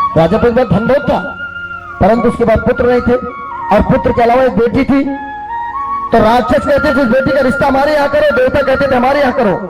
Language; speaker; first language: Hindi; native; Hindi